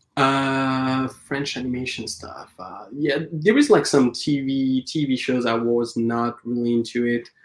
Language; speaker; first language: English; non-native, fluent; French